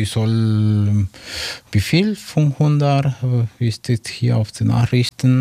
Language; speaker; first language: German; non-native, fluent; Spanish